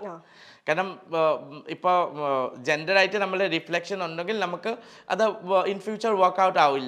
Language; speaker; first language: Malayalam; non-native, local second language; Assamese